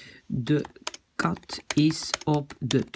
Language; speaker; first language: Dutch; non-native, fluent; French